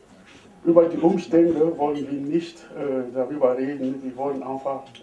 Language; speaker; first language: German; non-native, fluent; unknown